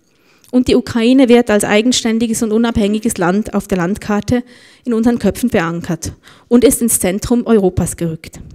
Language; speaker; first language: German; native; German